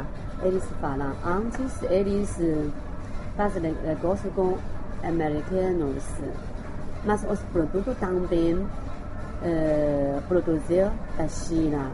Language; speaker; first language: Portuguese; non-native, learner; Chinese